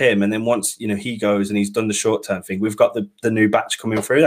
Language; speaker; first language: English; native; English